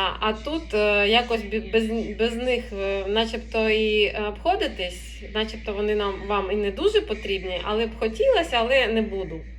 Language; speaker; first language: Ukrainian; non-native, local second language; Russian